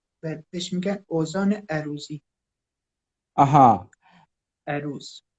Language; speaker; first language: Persian; native; Persian